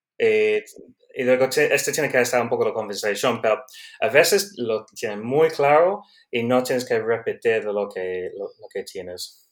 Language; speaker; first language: Spanish; non-native, learner; English